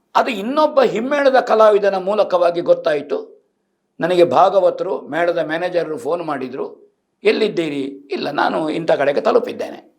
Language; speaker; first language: Kannada; native; Kannada